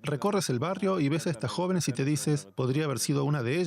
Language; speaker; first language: Spanish; native; Spanish